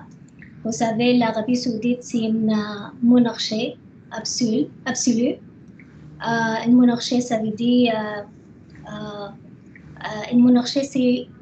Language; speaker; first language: French; non-native, learner; Arabic